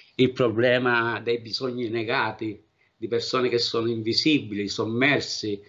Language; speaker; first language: Italian; native; Italian